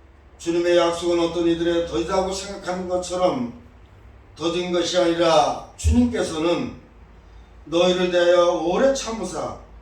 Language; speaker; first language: Korean; native; Korean